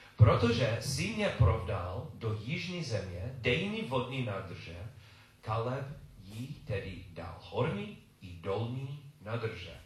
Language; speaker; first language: Czech; non-native, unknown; English